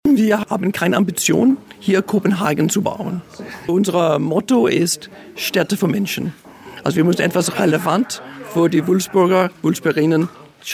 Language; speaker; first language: German; non-native, fluent; Danish